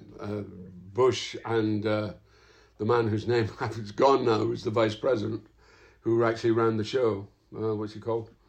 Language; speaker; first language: English; native; English